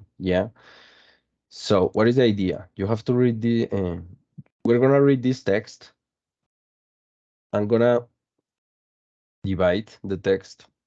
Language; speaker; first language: English; non-native, fluent; Spanish